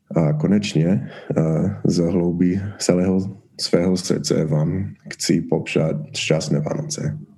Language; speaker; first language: Czech; non-native, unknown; English